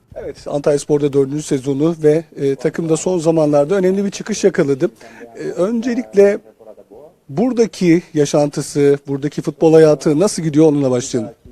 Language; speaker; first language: Turkish; native; Turkish